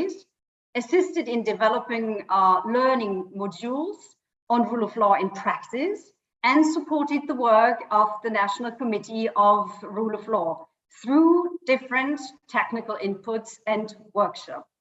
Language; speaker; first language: English; non-native, fluent; German